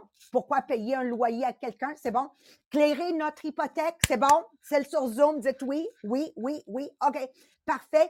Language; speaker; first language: French; native; French